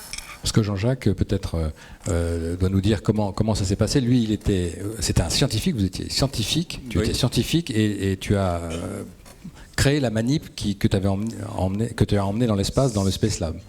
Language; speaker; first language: French; native; French